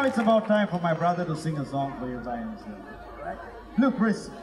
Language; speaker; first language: English; non-native, local second language; Sinhala